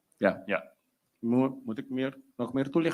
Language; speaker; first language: Dutch; non-native, local second language; Papiamento